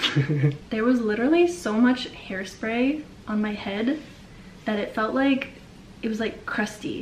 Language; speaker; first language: English; native; English